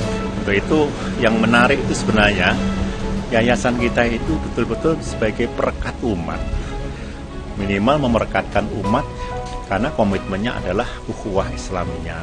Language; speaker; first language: Indonesian; non-native, local second language; Javanese